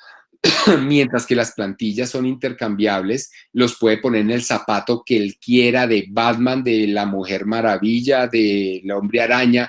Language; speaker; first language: Spanish; native; Spanish